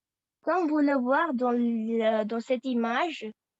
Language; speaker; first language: French; non-native, fluent; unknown